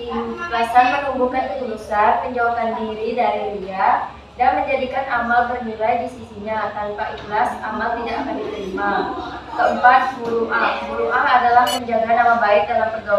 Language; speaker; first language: Indonesian; native; Indonesian